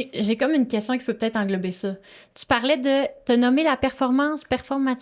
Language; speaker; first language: French; native; French